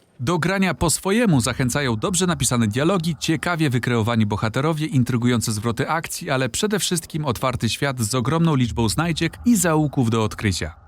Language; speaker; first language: Polish; native; Polish